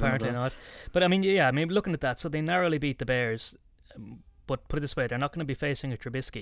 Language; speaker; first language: English; native; English